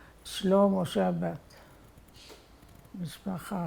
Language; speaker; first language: Hebrew; non-native, fluent; Arabic